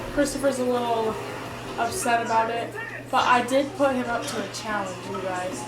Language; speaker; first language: English; native; English